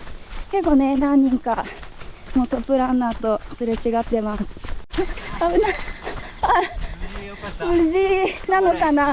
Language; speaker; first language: Japanese; native; Japanese